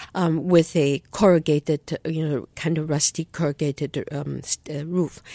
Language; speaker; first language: English; non-native, fluent; Chinese